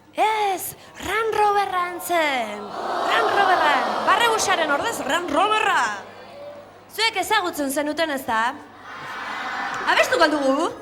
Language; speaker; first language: Basque; native; Basque